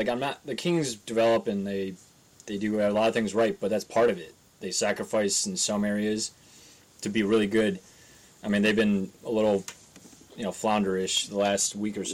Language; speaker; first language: English; native; English